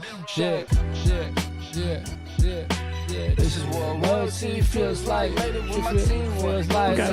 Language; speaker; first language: English; native; English